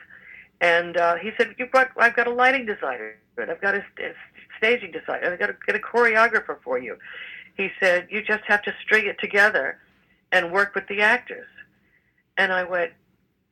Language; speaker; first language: English; native; English